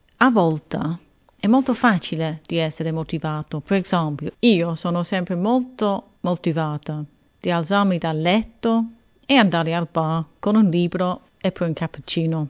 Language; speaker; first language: Italian; non-native, fluent; English